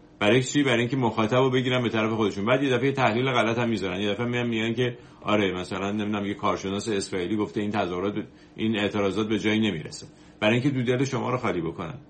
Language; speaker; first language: Persian; native; Persian